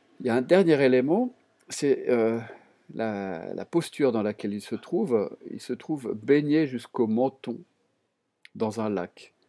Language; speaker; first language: French; native; French